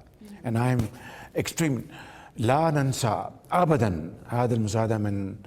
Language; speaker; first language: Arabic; non-native, learner; Urdu